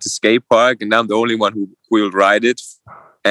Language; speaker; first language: English; non-native, fluent; Swiss German